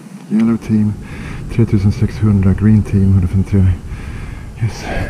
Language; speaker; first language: English; non-native, fluent; Swedish